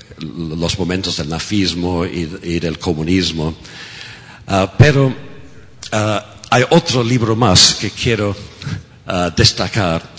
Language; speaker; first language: Spanish; non-native, fluent; English